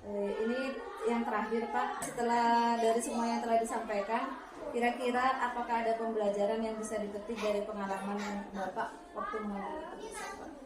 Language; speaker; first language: Indonesian; non-native, local second language; Madurese